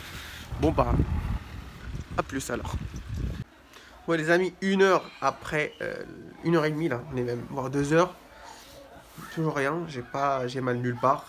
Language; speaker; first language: French; native; French